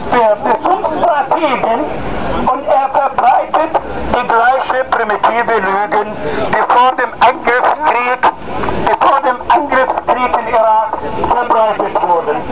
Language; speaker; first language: German; non-native, fluent; Arabic